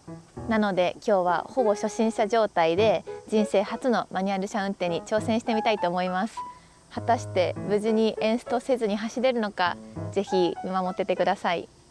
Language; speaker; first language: Japanese; native; Japanese